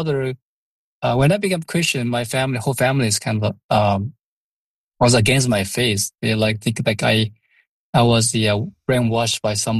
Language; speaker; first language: English; non-native, fluent; Chinese